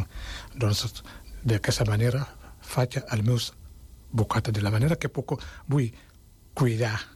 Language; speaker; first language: Catalan; non-native, fluent; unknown